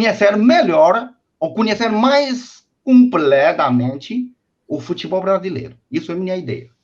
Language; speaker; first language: Portuguese; non-native, fluent; Chinese